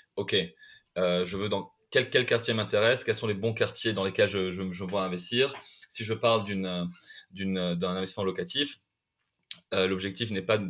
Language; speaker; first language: French; non-native, local second language; Arabic